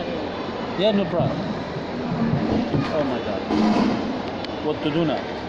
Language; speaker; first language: English; non-native, fluent; Pashto